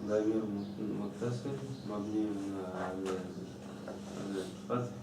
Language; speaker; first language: Arabic; non-native, learner; Chechen